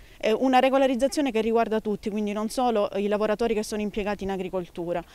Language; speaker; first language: Italian; native; Italian